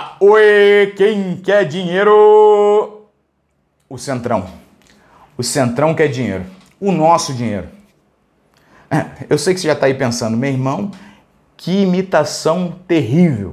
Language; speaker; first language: Portuguese; native; Portuguese